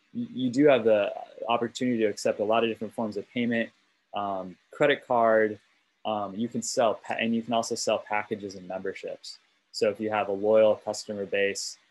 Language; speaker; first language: English; native; English